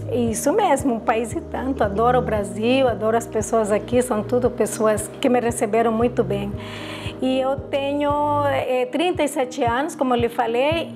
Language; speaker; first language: Portuguese; non-native, fluent; Spanish